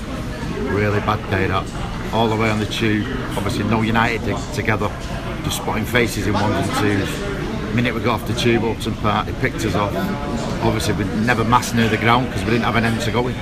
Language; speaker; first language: English; native; English